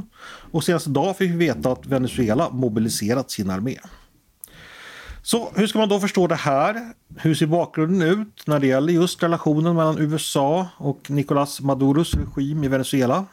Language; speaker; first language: Swedish; native; Swedish